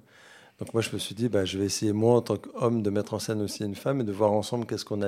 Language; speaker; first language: French; native; French